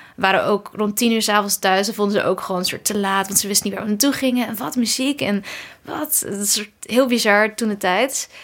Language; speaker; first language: Dutch; early bilingual, other home language; Kurdish